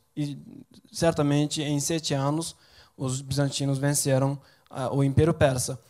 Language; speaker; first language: Portuguese; non-native, fluent; Turkish